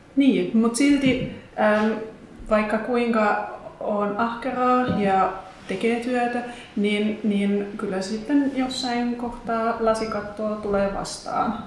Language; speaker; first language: Finnish; non-native, fluent; German